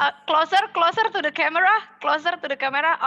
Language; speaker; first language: English; non-native, fluent; Indonesian